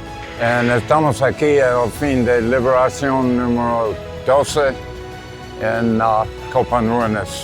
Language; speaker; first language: Spanish; non-native, learner; English